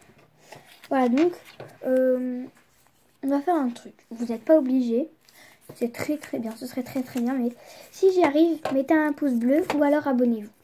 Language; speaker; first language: French; native; French